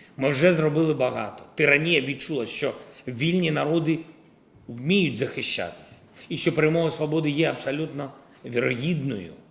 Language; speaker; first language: Ukrainian; non-native, local second language; Russian